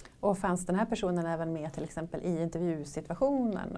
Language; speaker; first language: Swedish; native; Swedish